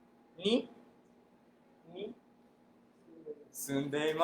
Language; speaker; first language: Japanese; non-native, fluent; English